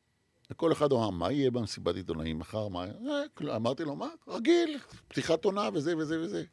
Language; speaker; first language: Hebrew; native; Hebrew